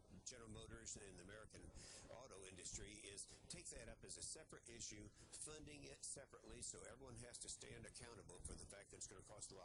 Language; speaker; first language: English; native; English